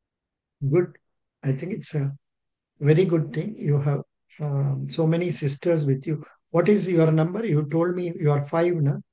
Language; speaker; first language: English; non-native, local second language; Telugu